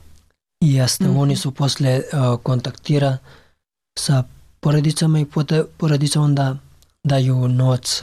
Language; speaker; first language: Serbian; non-native, learner; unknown